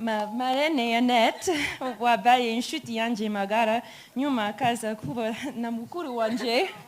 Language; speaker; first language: Kinyarwanda; non-native, learner; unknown